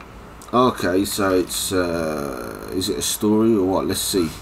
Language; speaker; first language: English; native; English